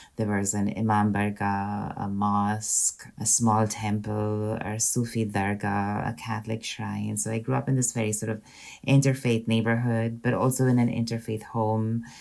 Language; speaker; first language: English; non-native, local second language; Hindi